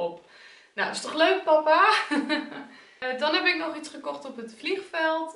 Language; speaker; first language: Dutch; native; Dutch